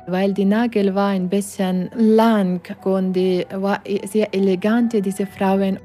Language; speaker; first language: German; non-native, learner; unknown